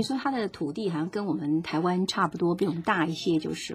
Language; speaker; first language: Chinese; native; Chinese